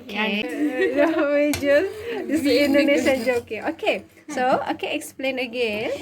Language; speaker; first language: English; non-native, fluent; Indonesian